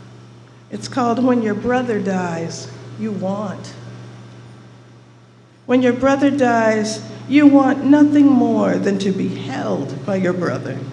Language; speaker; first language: English; native; English